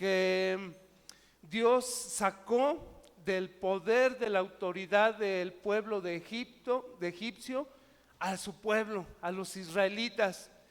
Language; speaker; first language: Spanish; native; Spanish